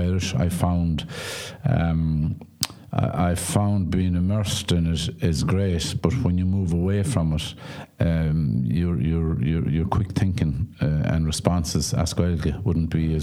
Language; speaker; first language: English; non-native, local second language; Irish